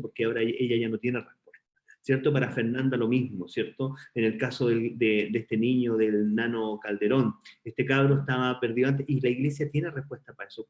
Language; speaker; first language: Spanish; native; Spanish